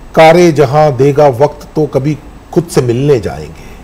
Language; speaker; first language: Hindi; native; Hindi